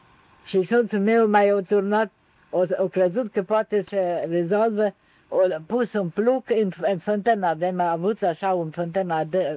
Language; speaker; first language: Romanian; non-native, local second language; German